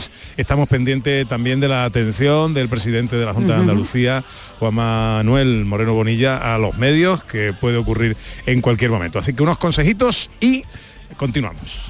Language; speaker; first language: Spanish; native; Spanish